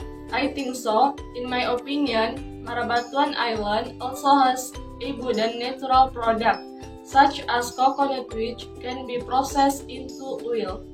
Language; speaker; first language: English; non-native, learner; Indonesian